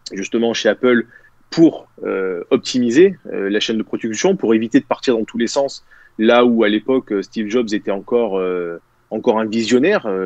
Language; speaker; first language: French; native; French